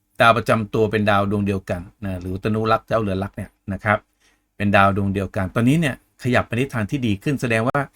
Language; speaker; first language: Thai; native; Thai